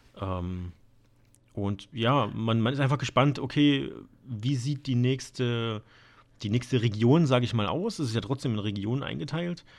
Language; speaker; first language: German; native; German